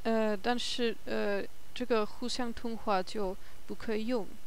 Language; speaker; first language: Chinese; non-native, learner; German